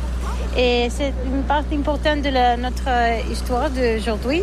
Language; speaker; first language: French; non-native, learner; Catalan